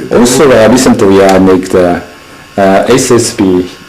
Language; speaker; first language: English; non-native, learner; Japanese